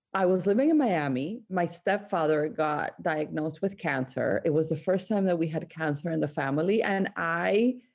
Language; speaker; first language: English; non-native, fluent; Spanish